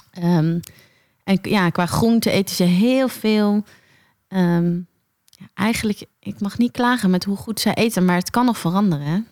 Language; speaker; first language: Dutch; native; Dutch